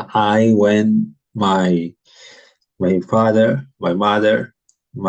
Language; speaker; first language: English; non-native, learner; Spanish